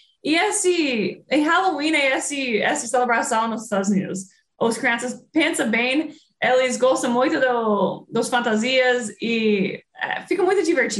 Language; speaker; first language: Portuguese; non-native, fluent; English